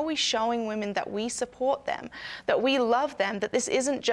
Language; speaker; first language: English; native; English